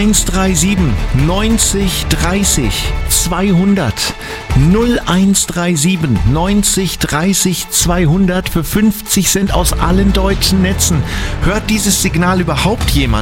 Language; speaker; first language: German; native; German